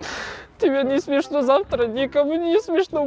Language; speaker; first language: Russian; non-native, local second language; Kazakh